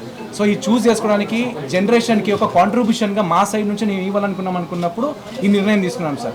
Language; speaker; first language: Telugu; native; Telugu